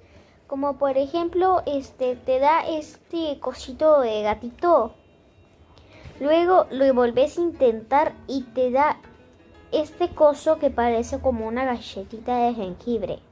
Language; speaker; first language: Spanish; native; Spanish